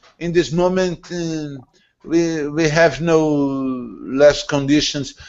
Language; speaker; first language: English; non-native, learner; Portuguese